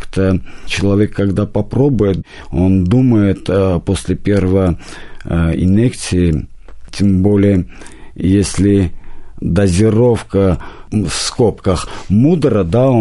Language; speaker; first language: Russian; non-native, local second language; Armenian